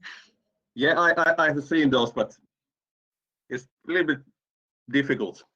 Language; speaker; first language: English; non-native, fluent; Finnish